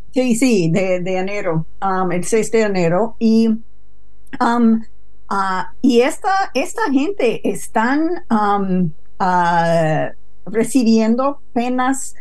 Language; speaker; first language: Spanish; non-native, fluent; English